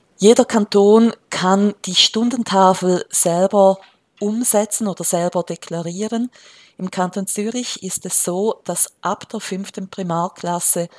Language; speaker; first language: German; native; German